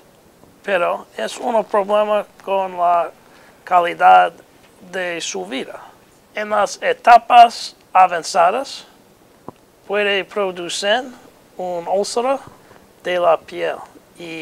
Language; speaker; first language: Spanish; non-native, learner; English